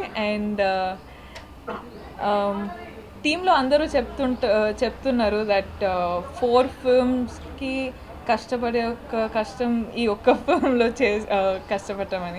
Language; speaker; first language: Telugu; non-native, local second language; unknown